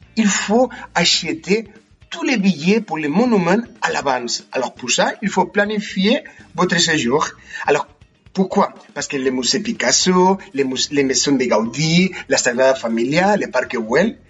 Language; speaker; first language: French; non-native, fluent; Spanish